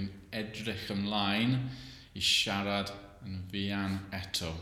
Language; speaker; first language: Welsh; non-native, learner; English